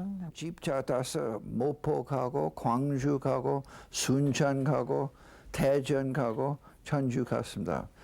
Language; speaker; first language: Korean; non-native, learner; English